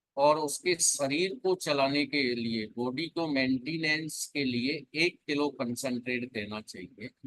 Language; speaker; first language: Hindi; native; Hindi